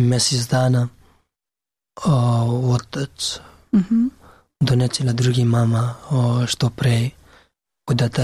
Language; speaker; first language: Serbian; non-native, learner; Pashto